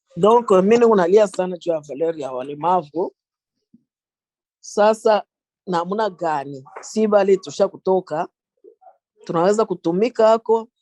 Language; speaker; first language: Swahili; native; Swahili